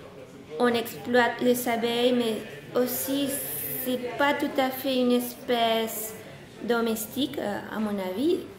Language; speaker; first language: French; non-native, fluent; Spanish